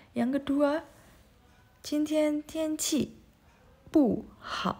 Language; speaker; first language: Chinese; non-native, fluent; Indonesian